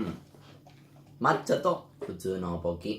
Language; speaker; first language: Japanese; non-native, learner; Spanish